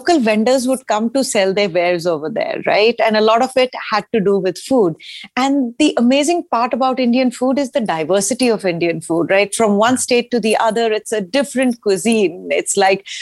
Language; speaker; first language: English; non-native, local second language; Hindi